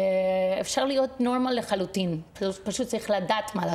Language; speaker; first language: Hebrew; non-native, fluent; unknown